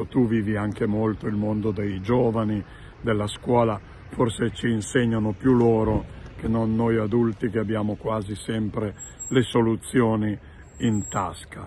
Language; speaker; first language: Italian; native; Italian